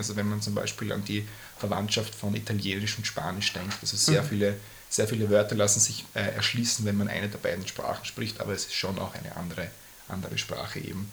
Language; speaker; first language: German; native; German